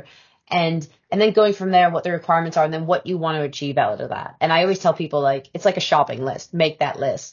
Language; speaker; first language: English; native; English